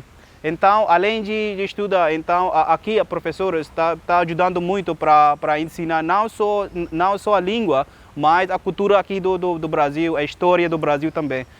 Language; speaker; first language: Portuguese; non-native, learner; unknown